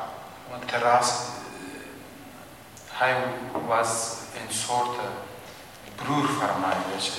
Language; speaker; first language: Dutch; non-native, fluent; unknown